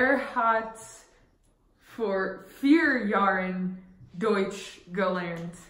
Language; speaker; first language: German; non-native, learner; English